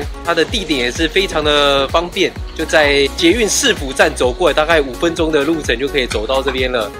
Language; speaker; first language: Chinese; native; Chinese